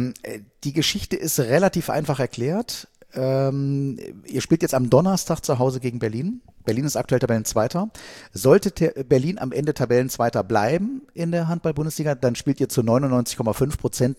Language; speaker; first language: German; native; German